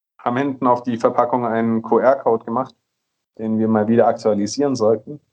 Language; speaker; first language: German; native; German